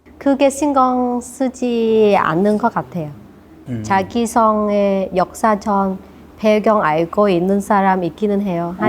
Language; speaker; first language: Korean; non-native, learner; Vietnamese